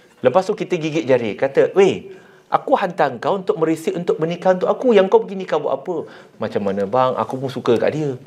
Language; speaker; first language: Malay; non-native, local second language; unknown